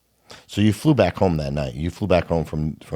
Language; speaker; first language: English; native; English